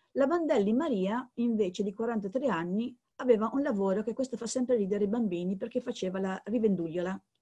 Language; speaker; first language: Italian; native; Italian